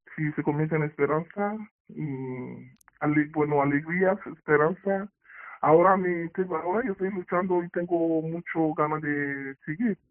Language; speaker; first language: Spanish; non-native, fluent; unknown